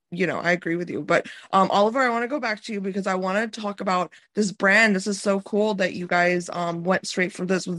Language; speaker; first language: English; native; English